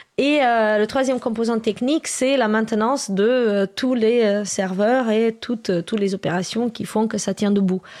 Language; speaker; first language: French; non-native, fluent; Romanian